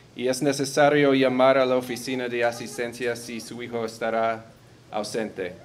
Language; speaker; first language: Spanish; non-native, fluent; English